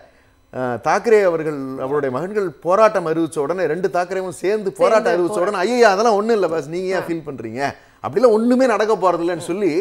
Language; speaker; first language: Tamil; native; Tamil